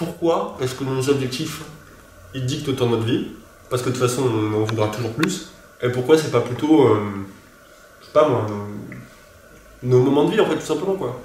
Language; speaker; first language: French; native; French